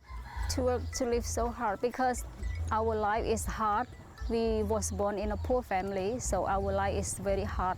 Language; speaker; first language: English; non-native, fluent; Khmer